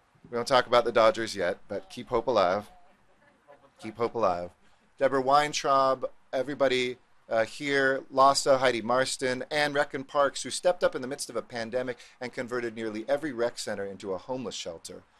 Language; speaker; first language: English; native; English